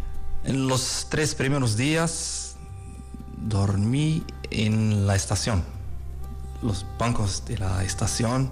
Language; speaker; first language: Spanish; non-native, learner; Arabic